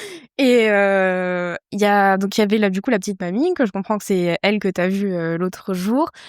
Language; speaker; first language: French; native; French